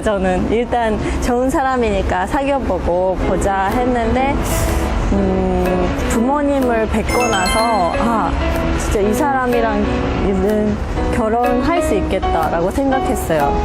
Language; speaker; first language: Korean; non-native, fluent; English